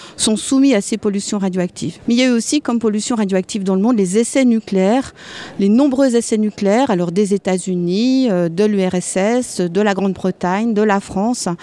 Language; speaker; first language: French; native; French